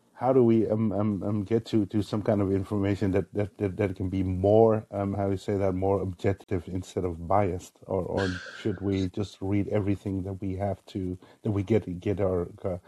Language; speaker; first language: English; non-native, fluent; Dutch